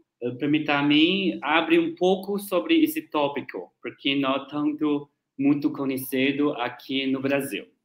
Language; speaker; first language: Portuguese; non-native, learner; Chinese